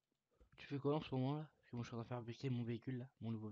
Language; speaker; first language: French; native; French